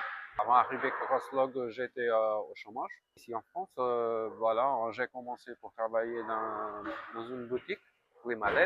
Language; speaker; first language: French; non-native, fluent; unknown